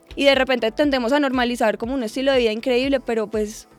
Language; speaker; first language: Spanish; native; Spanish